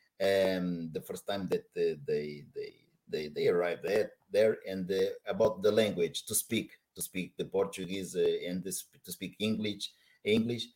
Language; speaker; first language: English; non-native, learner; Portuguese